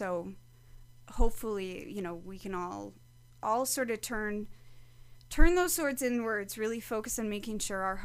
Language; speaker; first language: English; native; English